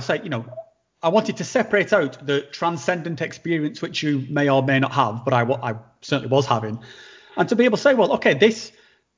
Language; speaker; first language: English; native; English